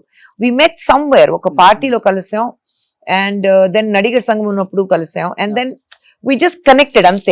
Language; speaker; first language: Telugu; non-native, fluent; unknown